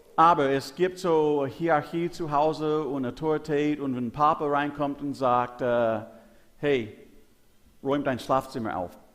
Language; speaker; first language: German; non-native, learner; English